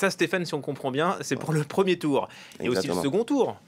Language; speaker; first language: French; native; French